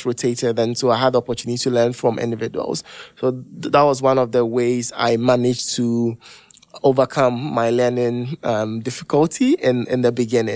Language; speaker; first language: English; non-native, local second language; Akan